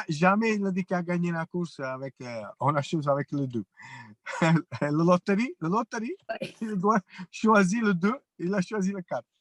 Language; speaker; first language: French; non-native, fluent; Italian